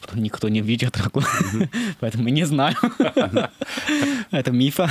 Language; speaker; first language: Russian; non-native, learner; Chinese